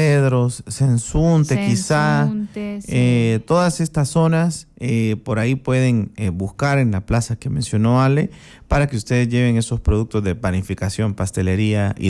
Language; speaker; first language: Spanish; native; Spanish